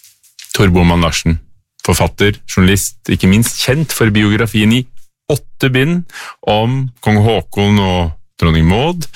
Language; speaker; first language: Norwegian; native; Norwegian